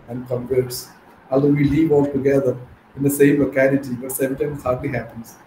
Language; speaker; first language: English; non-native, local second language; Malayalam